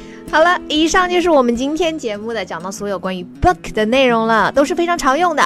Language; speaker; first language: Chinese; native; Chinese